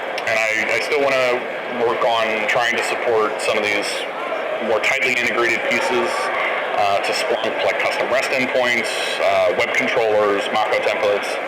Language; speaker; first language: English; native; English